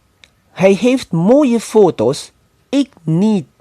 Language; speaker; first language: Dutch; non-native, fluent; Indonesian